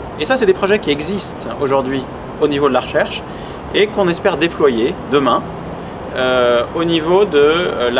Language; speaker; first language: French; native; French